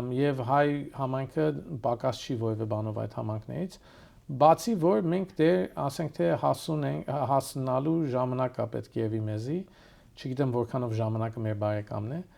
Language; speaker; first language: Armenian; early bilingual, heritage; Armenian